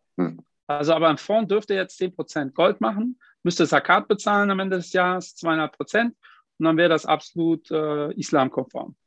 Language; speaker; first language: German; early bilingual, other home language; Portuguese